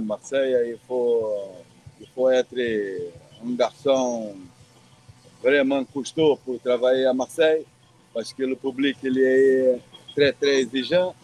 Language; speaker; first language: French; non-native, fluent; Portuguese